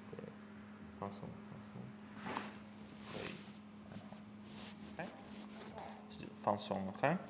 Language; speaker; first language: Chinese; non-native, learner; English